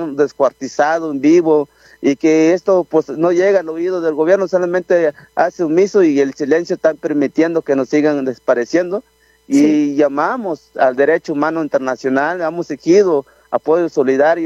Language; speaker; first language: Spanish; non-native, local second language; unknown